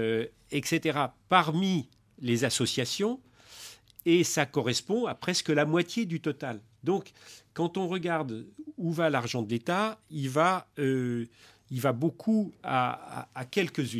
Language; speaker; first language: French; native; French